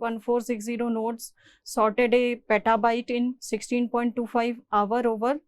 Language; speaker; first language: English; non-native, local second language; Hindi